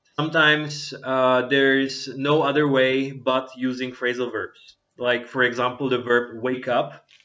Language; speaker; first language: English; non-native, fluent; Czech